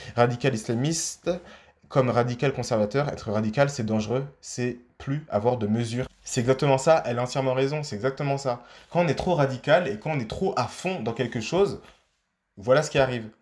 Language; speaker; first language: French; native; French